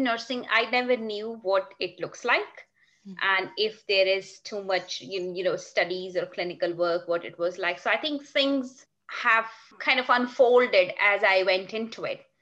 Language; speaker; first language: English; non-native, local second language; Urdu